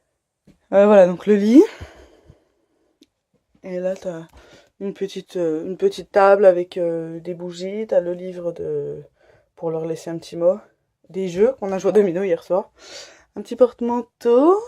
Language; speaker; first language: French; native; French